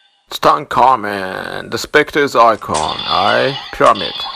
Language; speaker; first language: English; non-native, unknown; Japanese